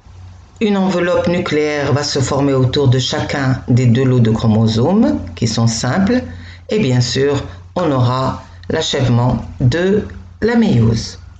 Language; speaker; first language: French; non-native, local second language; Arabic